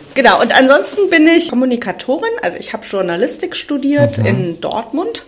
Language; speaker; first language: German; native; German